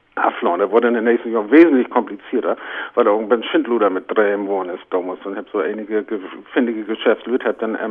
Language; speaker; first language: German; native; German